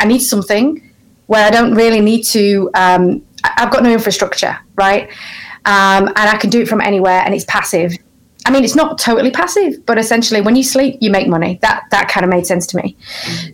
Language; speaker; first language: English; native; English